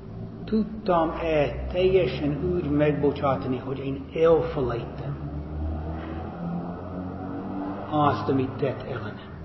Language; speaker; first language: Hungarian; non-native, fluent; English